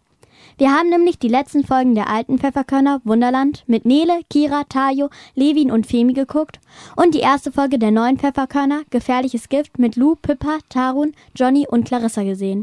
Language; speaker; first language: German; native; German